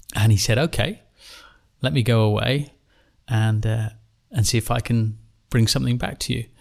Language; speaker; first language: English; native; English